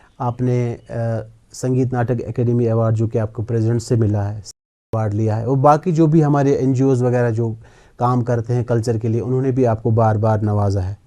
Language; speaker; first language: Urdu; non-native, local second language; Kashmiri